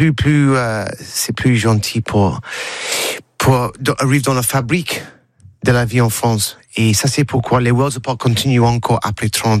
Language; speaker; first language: French; non-native, fluent; English